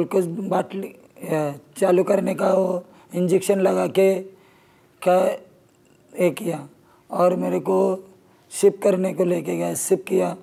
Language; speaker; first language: Hindi; non-native, local second language; Marathi